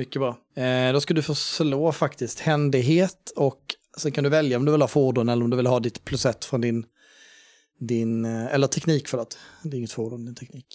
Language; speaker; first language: Swedish; native; Swedish